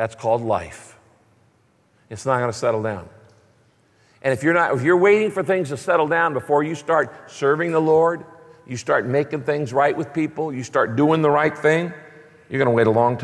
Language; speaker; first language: English; native; English